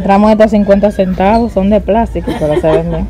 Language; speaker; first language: Spanish; native; Spanish